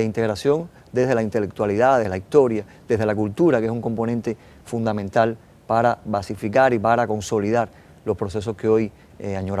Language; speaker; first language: Spanish; native; Spanish